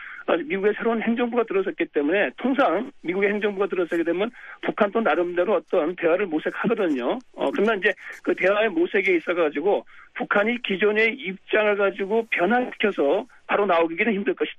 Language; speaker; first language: Korean; native; Korean